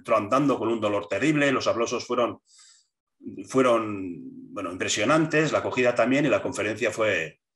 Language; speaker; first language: Spanish; native; Spanish